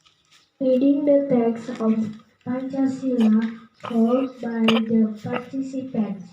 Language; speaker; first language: English; non-native, learner; Indonesian